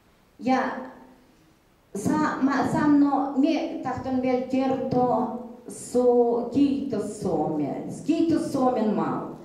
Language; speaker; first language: Finnish; early bilingual, heritage; Finnish